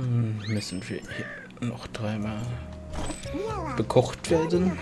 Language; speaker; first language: German; non-native, local second language; Luxembourgish